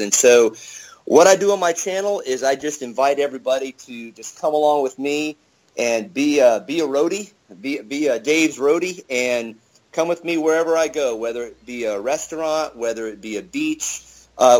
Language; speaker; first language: English; native; English